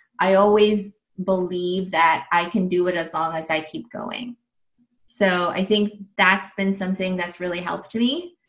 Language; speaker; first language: English; early bilingual, other home language; Filipino